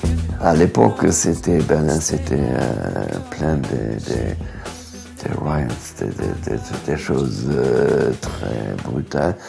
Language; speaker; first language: French; non-native, fluent; German